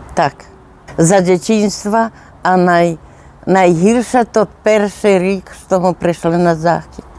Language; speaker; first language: Polish; non-native, local second language; Rusyn